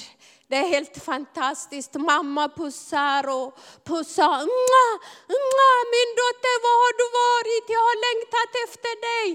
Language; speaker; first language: Swedish; non-native, fluent; Amharic